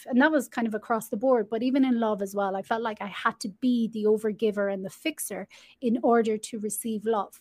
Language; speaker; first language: English; native; English